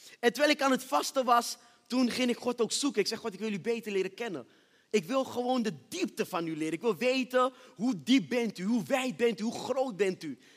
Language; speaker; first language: Dutch; early bilingual, other home language; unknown